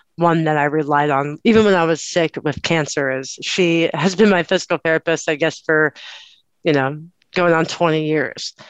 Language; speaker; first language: English; native; English